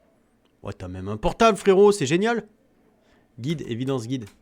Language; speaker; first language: French; native; French